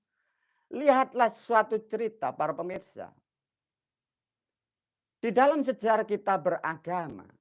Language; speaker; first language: Indonesian; non-native, local second language; Javanese